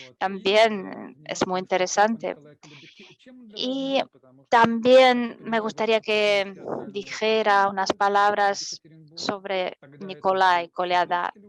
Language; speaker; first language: Spanish; non-native, fluent; Russian